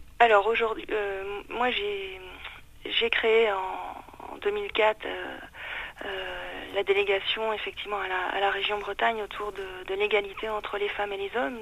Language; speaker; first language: French; native; French